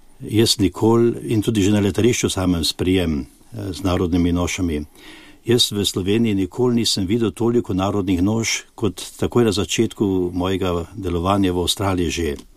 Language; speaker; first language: Slovenian; native; Slovenian